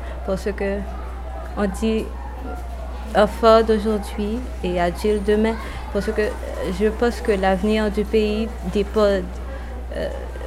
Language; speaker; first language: French; non-native, local second language; Haitian Creole